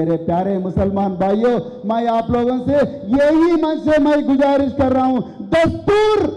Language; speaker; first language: Hindi; non-native, local second language; Telugu